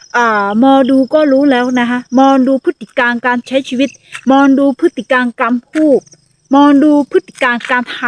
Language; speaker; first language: Thai; non-native, fluent; Akha